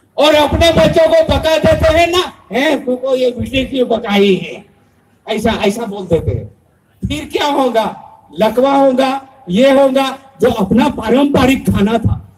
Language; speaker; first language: Hindi; non-native, local second language; Bhili